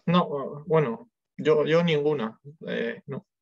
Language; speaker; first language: Spanish; non-native, learner; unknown